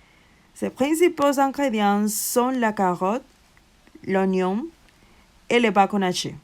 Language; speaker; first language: French; non-native, learner; Spanish